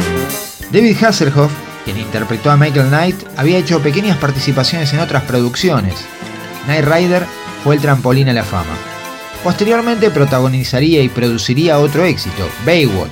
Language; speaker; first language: Spanish; native; Spanish